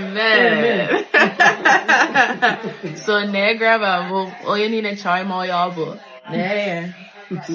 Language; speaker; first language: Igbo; early bilingual, heritage; English